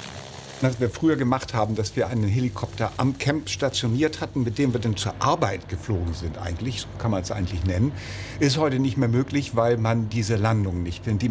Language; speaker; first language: German; native; German